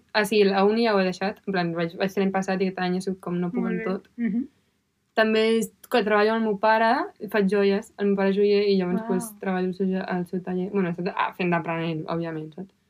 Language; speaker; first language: Catalan; native; Catalan